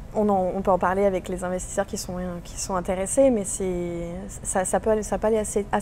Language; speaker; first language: French; native; French